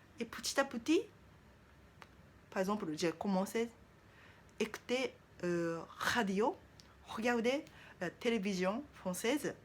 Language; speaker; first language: French; non-native, learner; Japanese